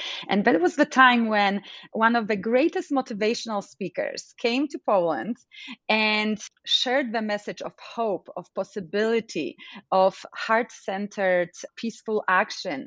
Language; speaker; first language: English; non-native, fluent; Polish